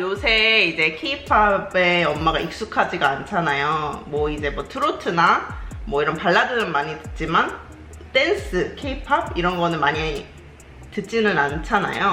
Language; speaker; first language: Korean; native; Korean